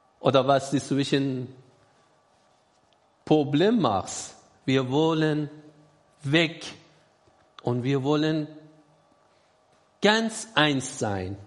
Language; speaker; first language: German; non-native, learner; Persian